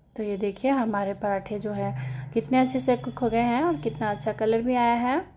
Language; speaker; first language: Hindi; native; Hindi